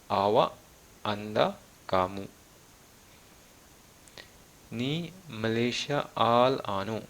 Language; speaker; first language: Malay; non-native, fluent; Malayalam